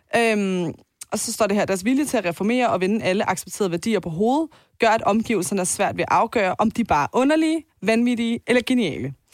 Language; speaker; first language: Danish; early bilingual, other home language; Turkish